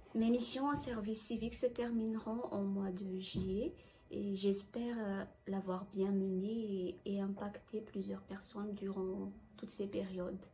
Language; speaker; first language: French; non-native, local second language; Malagasy